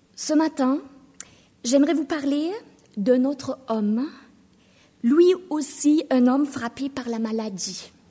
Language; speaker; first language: French; non-native, fluent; German